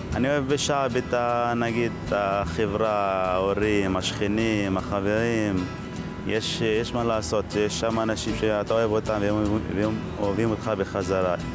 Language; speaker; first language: Hebrew; non-native, local second language; Arabic